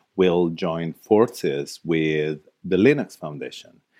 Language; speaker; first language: English; non-native, fluent; Italian